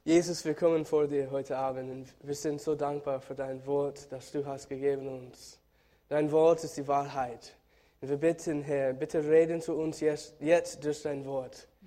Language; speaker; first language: German; non-native, learner; English